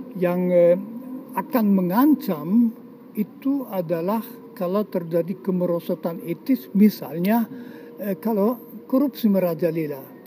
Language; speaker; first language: Indonesian; non-native, fluent; German